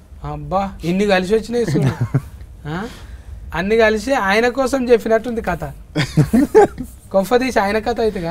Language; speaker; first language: Telugu; native; Telugu